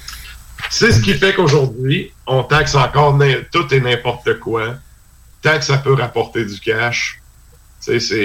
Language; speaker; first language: French; native; French